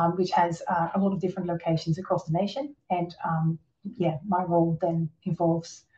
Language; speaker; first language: English; non-native, fluent; Dutch